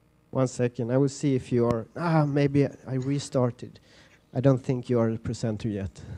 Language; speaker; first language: English; non-native, fluent; Swedish